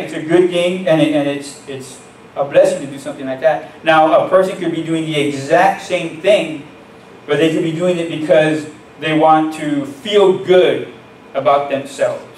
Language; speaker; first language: English; native; English